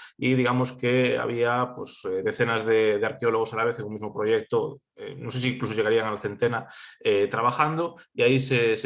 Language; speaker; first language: Spanish; native; Spanish